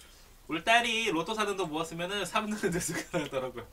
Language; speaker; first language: Korean; native; Korean